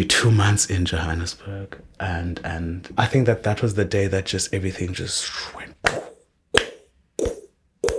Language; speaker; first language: English; non-native, local second language; Xhosa